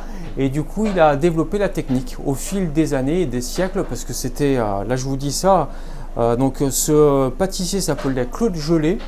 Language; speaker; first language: French; native; French